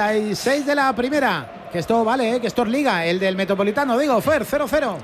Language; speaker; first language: Spanish; native; Spanish